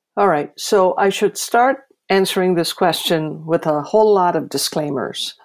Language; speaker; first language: English; non-native, local second language; Gujarati